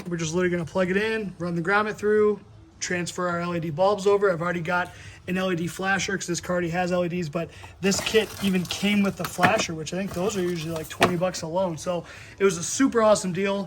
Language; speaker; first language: English; native; English